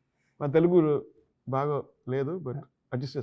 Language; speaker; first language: Telugu; non-native, learner; Tamil